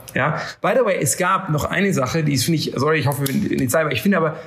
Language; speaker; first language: German; native; German